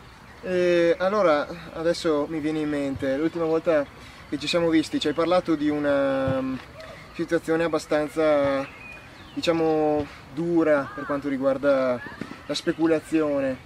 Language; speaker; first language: Italian; native; Italian